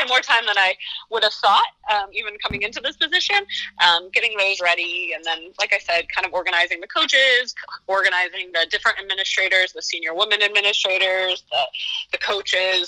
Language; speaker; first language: English; native; English